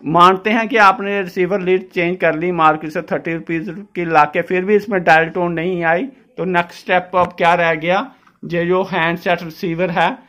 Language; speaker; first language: Hindi; non-native, local second language; Dogri